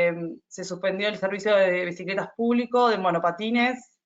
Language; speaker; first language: Spanish; native; Spanish